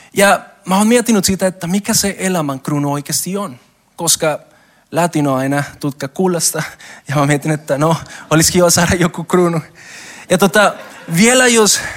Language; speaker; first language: Finnish; non-native, learner; Spanish